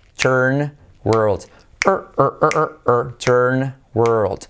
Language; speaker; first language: English; non-native, fluent; Spanish